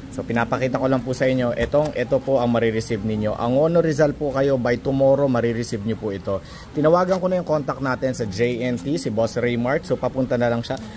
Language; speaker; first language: Filipino; non-native, local second language; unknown